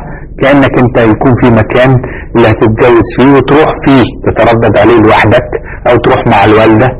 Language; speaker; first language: Arabic; native; Arabic